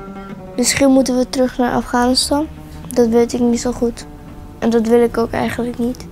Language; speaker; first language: Dutch; early bilingual, other home language; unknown